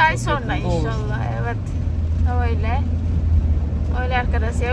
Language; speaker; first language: Turkish; non-native, learner; Indonesian